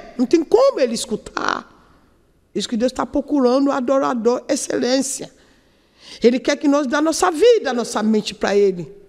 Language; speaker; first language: Portuguese; non-native, learner; Yoruba